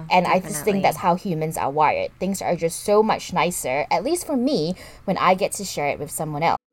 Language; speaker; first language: English; non-native, local second language; Chinese